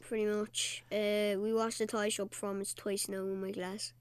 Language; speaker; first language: English; native; English